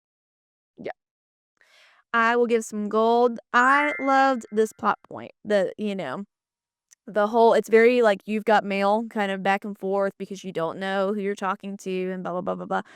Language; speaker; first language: English; native; English